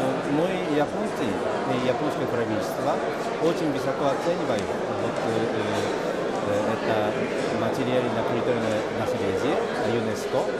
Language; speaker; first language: Russian; non-native, fluent; Japanese